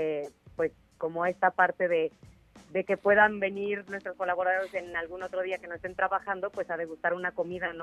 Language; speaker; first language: Spanish; native; Spanish